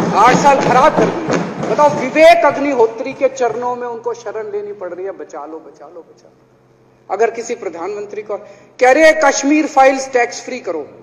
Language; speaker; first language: Hindi; native; Hindi